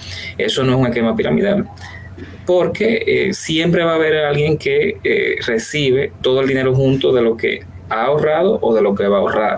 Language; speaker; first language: Spanish; native; Spanish